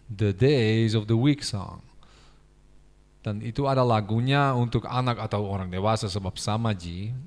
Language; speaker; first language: Indonesian; non-native, fluent; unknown